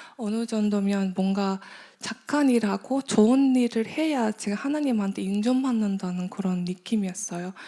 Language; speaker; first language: Korean; non-native, fluent; Mongolian